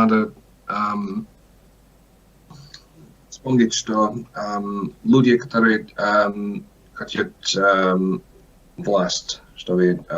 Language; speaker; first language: Russian; non-native, learner; English